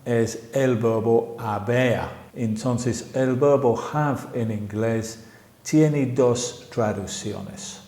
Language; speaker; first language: Spanish; non-native, fluent; English